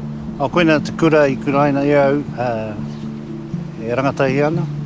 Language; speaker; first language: Māori; non-native, local second language; English